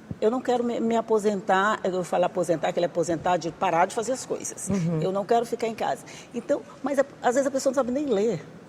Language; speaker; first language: Portuguese; native; Portuguese